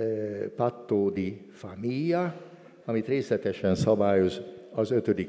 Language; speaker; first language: Hungarian; native; Hungarian